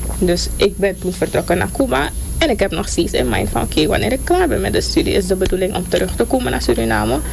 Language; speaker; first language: Dutch; native; Dutch